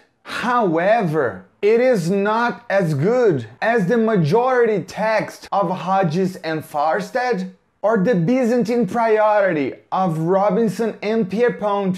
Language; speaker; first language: English; non-native, fluent; Portuguese